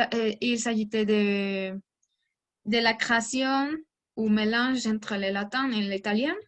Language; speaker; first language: French; non-native, learner; Spanish